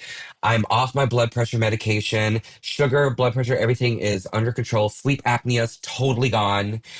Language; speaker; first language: English; native; English